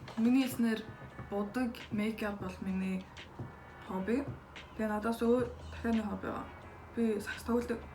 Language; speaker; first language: Mongolian; early bilingual, heritage; Mongolian